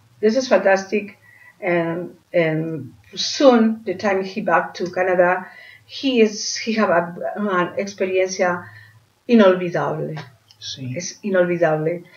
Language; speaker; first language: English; non-native, learner; Spanish